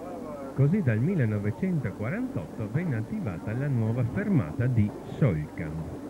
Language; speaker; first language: Italian; native; Italian